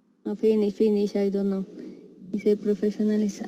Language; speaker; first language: English; non-native, learner; Spanish